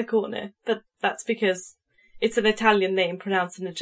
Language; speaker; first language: English; non-native, fluent; German